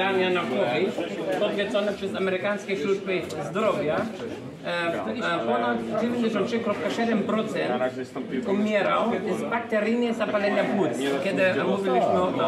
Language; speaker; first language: Polish; non-native, fluent; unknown